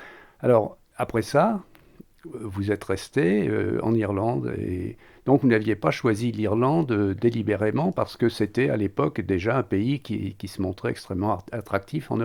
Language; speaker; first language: French; native; French